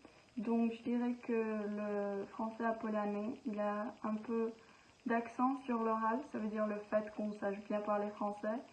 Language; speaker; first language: French; non-native, fluent; Slovenian